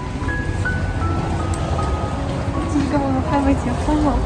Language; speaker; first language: Chinese; non-native, learner; Russian